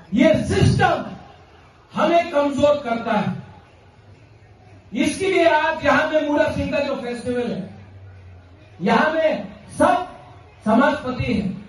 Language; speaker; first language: Hindi; non-native, local second language; Kok Borok